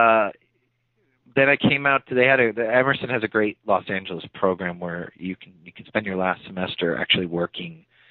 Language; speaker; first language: English; native; English